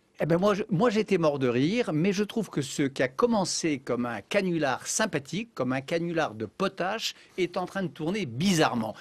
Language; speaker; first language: French; native; French